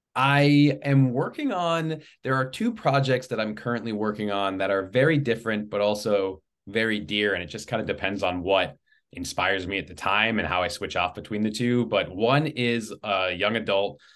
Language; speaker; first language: English; native; English